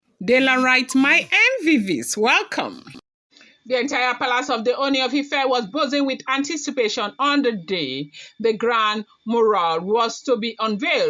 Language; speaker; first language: English; non-native, local second language; Yoruba